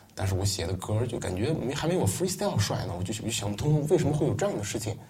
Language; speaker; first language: Chinese; non-native, local second language; Uyghur